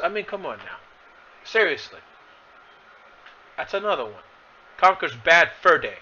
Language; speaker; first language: English; native; English